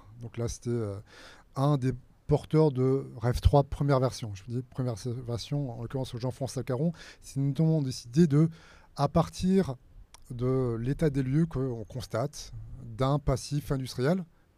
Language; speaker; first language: French; native; French